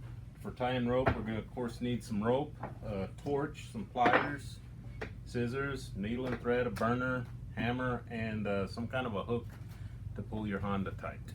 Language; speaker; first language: English; native; English